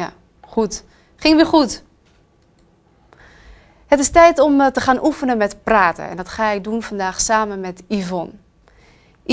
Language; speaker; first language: Dutch; native; Dutch